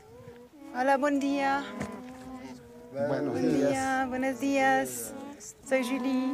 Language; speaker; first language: Spanish; non-native, learner; French